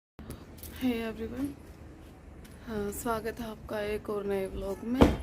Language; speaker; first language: Hindi; native; Hindi